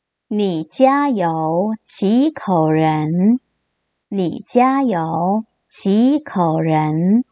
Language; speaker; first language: Chinese; non-native, fluent; Korean